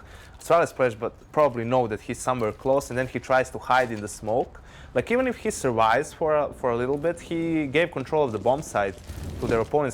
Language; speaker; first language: English; non-native, fluent; Danish